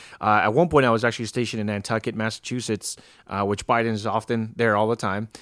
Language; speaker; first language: English; native; English